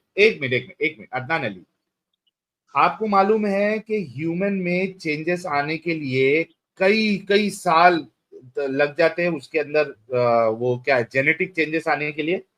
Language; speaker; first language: Hindi; native; Hindi